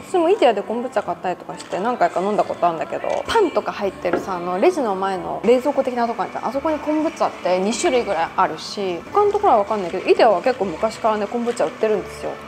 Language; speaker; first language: Japanese; native; Japanese